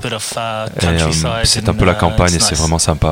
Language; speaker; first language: French; non-native, learner; English